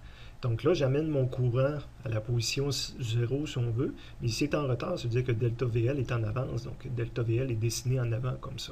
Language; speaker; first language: French; native; French